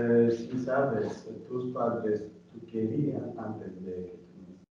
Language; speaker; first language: Spanish; non-native, learner; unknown